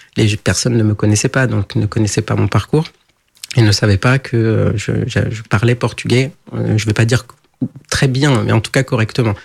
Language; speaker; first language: French; early bilingual, other home language; Portuguese